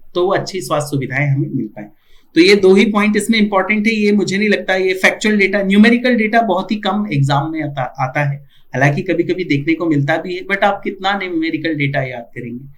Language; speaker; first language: Hindi; non-native, local second language; Marathi